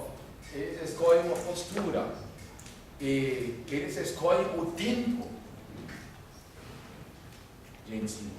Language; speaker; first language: Portuguese; non-native, fluent; German